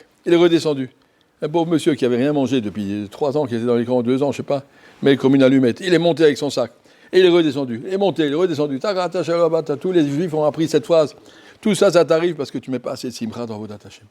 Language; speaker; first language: French; native; French